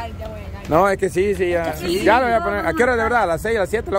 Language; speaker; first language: Spanish; native; Spanish